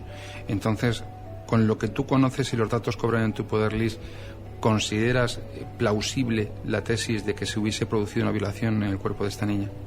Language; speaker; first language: Spanish; native; Spanish